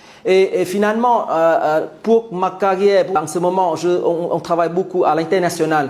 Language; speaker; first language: French; non-native, fluent; Vietnamese